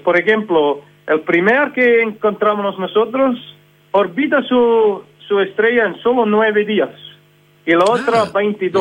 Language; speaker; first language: Spanish; non-native, fluent; English